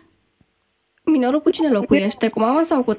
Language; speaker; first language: Romanian; native; Romanian